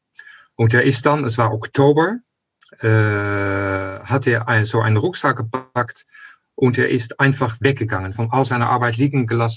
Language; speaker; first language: German; non-native, fluent; Dutch